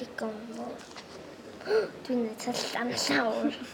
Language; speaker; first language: Welsh; native; Welsh